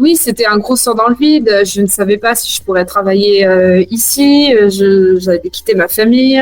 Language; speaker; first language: French; native; French